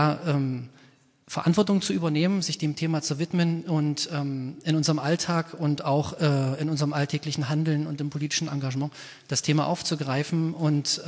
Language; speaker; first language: German; native; German